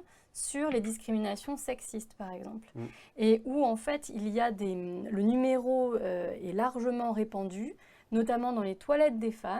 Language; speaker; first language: French; native; French